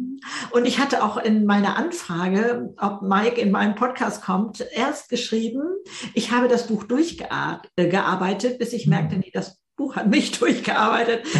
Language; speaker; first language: German; native; German